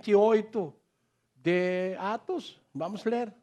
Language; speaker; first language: Portuguese; non-native, learner; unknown